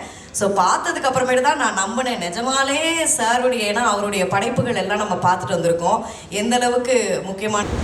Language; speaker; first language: Tamil; native; Tamil